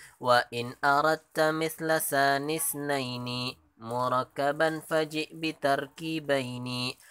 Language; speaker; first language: Arabic; non-native, learner; Indonesian